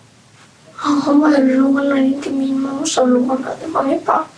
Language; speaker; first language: Swedish; early bilingual, other home language; Vietnamese